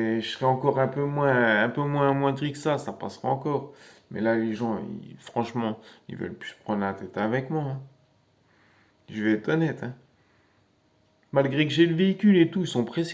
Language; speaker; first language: French; native; French